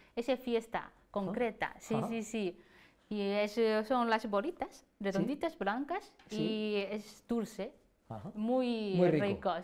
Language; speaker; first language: Spanish; non-native, learner; Chinese